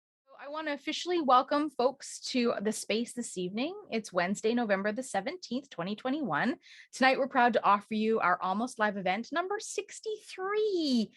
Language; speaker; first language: English; native; English